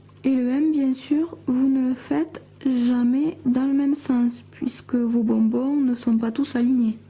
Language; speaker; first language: French; native; French